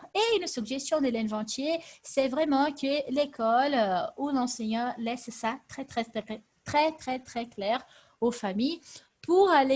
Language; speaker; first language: French; non-native, fluent; Portuguese